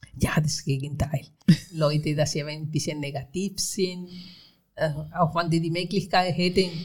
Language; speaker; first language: German; non-native, fluent; Spanish